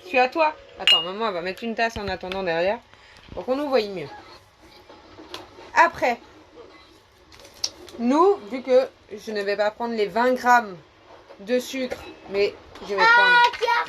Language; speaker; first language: French; native; French